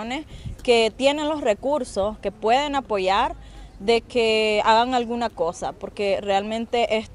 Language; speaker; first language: Spanish; native; Spanish